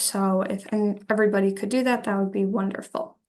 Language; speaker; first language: English; native; English